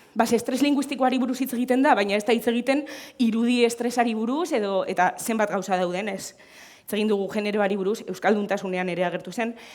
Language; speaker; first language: Basque; non-native, local second language; Spanish